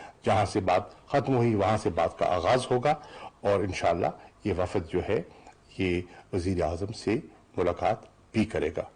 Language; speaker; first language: Urdu; native; Urdu